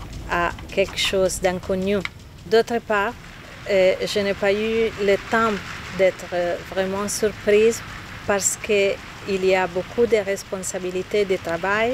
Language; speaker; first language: French; non-native, fluent; Italian